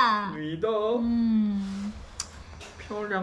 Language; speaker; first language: Chinese; non-native, learner; Korean